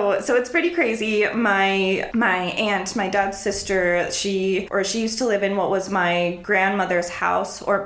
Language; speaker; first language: English; early bilingual, other home language; Spanish